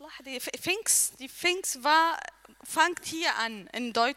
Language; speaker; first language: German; non-native, learner; Arabic